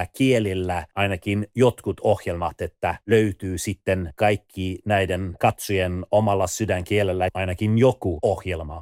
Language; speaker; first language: Finnish; early bilingual, other home language; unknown